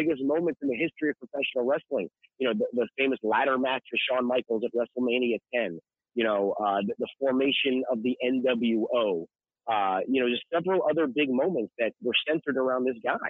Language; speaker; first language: English; native; English